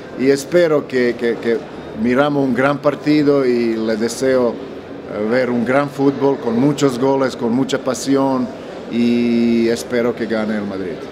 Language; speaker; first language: Spanish; non-native, fluent; Croatian